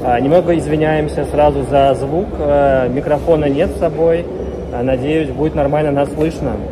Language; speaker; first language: Russian; native; Russian